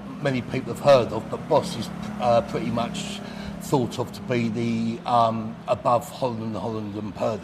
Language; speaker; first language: English; native; English